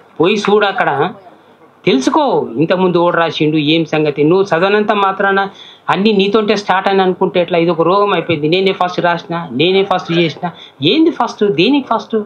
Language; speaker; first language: Telugu; native; Telugu